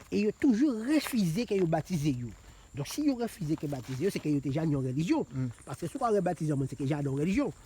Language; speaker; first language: French; non-native, local second language; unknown